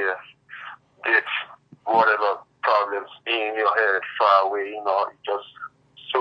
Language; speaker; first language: English; non-native, local second language; Krio